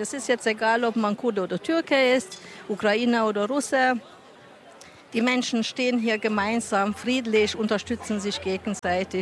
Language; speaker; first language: German; non-native, fluent; Hungarian